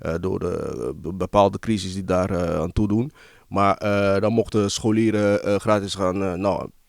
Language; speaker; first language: Dutch; early bilingual, other home language; Lingala